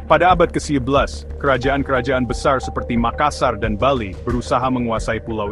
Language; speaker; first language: Indonesian; native; Indonesian